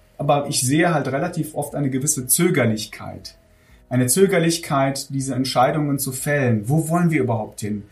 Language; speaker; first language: German; early bilingual, other home language; Armenian